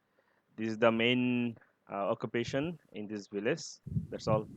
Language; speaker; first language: English; non-native, learner; Bangla